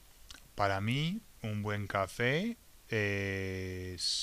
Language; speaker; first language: Spanish; non-native, fluent; English